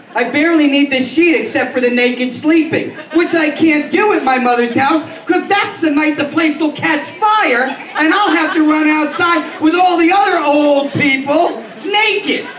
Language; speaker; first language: English; native; English